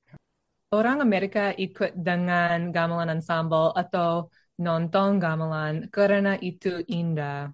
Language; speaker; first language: Indonesian; non-native, learner; English